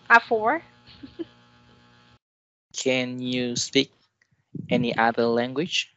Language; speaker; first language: English; non-native, learner; Vietnamese